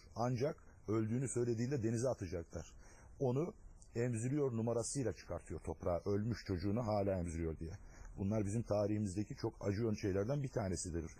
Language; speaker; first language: Turkish; non-native, local second language; Adyghe